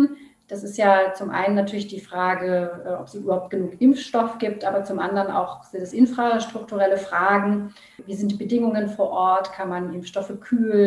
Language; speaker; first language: German; native; German